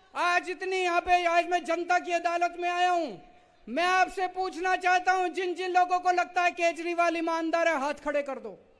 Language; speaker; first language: Hindi; native; Hindi